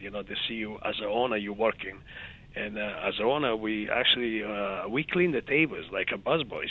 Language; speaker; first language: English; non-native, fluent; Serbian